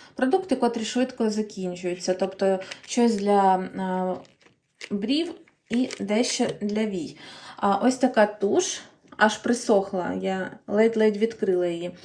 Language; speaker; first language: Ukrainian; non-native, local second language; Russian